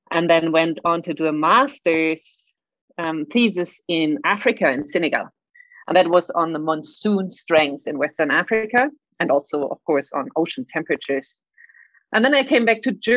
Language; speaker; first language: English; non-native, fluent; German